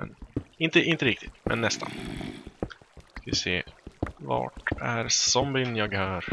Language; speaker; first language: Swedish; native; Swedish